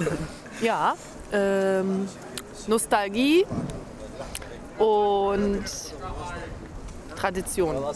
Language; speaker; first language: German; early bilingual, other home language; Polish